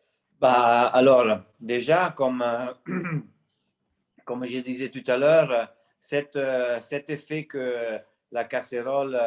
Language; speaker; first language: French; non-native, fluent; Italian